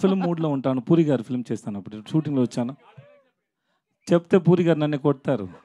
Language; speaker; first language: Telugu; non-native, learner; Tamil